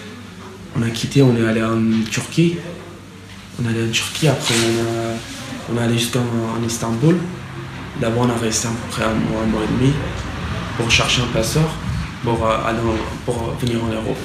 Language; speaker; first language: French; non-native, fluent; Arabic